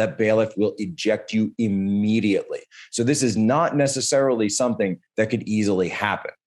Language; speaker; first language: English; native; English